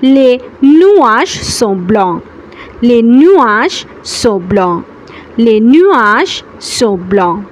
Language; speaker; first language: French; non-native, learner; Bangla